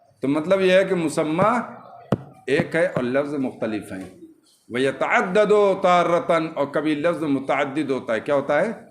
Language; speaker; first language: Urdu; native; Urdu